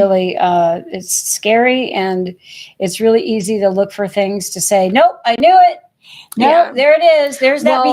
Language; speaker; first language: English; native; English